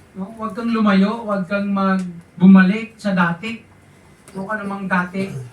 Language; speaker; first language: Filipino; non-native, local second language; Hiligaynon